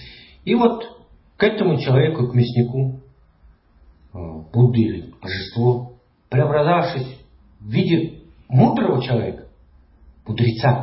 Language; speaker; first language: Russian; native; Russian